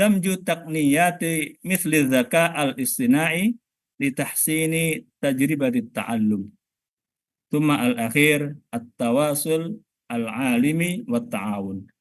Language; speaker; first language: Arabic; non-native, fluent; Indonesian